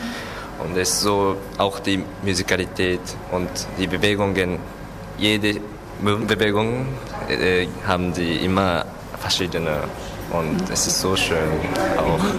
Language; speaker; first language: German; non-native, learner; Japanese